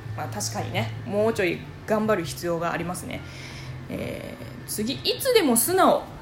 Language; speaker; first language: Japanese; non-native, fluent; Chinese